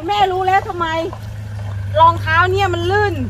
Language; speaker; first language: Vietnamese; non-native, learner; Thai